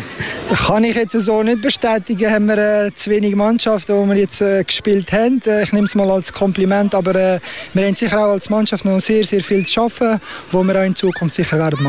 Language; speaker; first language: German; native; German